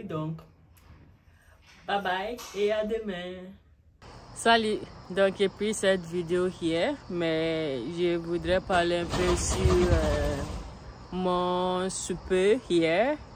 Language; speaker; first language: French; non-native, learner; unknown